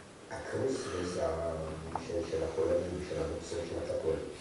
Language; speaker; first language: Hebrew; non-native, fluent; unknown